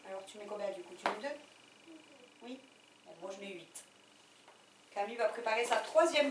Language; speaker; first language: French; native; French